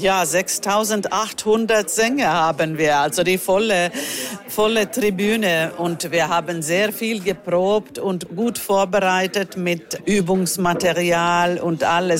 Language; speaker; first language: German; non-native, fluent; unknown